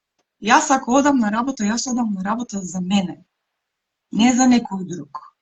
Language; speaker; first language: Macedonian; non-native, local second language; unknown